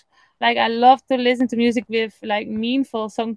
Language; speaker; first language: English; non-native, fluent; Dutch